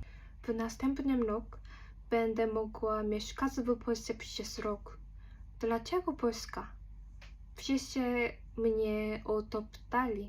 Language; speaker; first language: Polish; non-native, learner; Korean